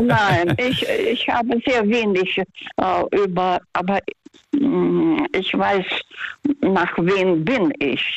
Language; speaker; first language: German; early bilingual, heritage; Russian